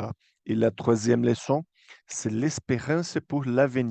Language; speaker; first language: French; non-native, fluent; Portuguese